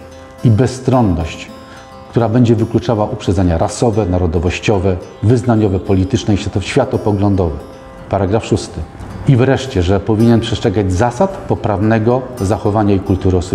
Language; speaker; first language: Polish; native; Polish